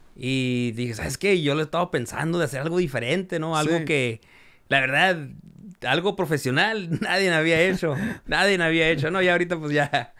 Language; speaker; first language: Spanish; early bilingual, heritage; Spanish